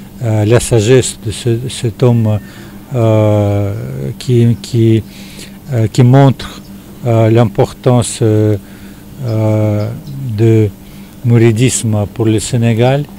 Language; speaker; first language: French; non-native, fluent; Russian